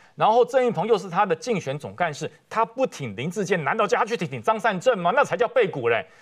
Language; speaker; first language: Chinese; native; Chinese